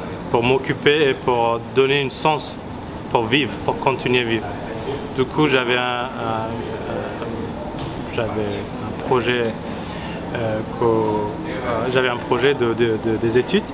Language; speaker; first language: French; non-native, fluent; Persian